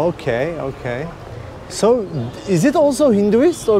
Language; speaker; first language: English; non-native, learner; Turkish